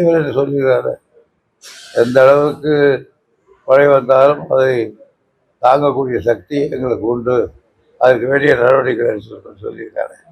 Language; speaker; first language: Tamil; native; Tamil